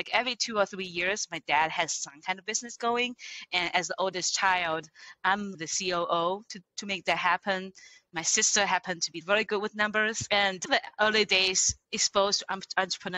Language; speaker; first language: English; non-native, fluent; Chinese